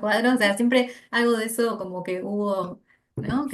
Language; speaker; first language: Spanish; native; Spanish